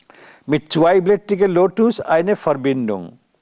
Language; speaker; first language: German; non-native, learner; Bangla